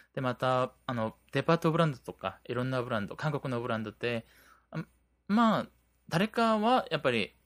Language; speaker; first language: Japanese; non-native, fluent; Korean